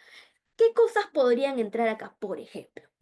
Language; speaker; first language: Spanish; native; Spanish